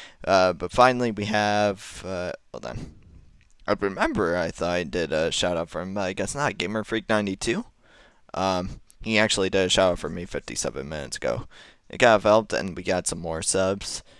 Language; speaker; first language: English; native; English